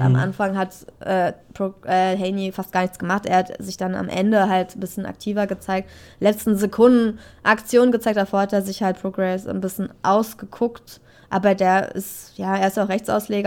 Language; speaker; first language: German; native; German